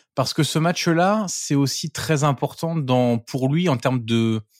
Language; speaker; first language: French; native; French